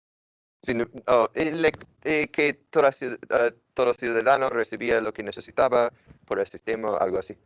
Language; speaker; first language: Spanish; non-native, fluent; English